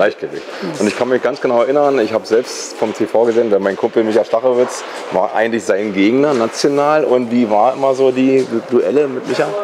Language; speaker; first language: German; native; German